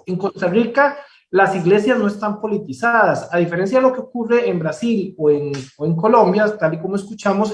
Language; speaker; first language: Spanish; native; Spanish